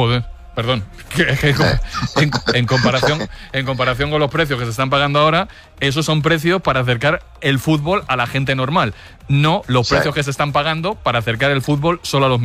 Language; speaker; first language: Spanish; native; Spanish